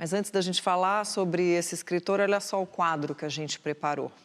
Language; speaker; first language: Portuguese; native; Portuguese